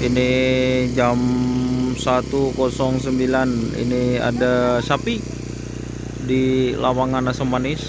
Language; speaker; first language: Indonesian; non-native, local second language; Madurese